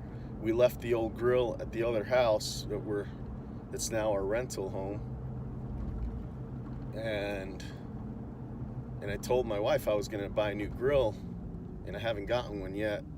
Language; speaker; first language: English; native; English